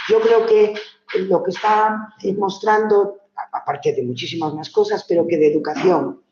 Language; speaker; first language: Spanish; non-native, local second language; Galician